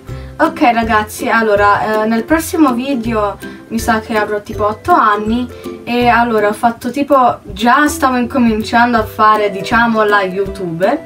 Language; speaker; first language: Italian; native; Italian